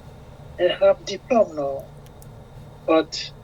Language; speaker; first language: English; non-native, learner; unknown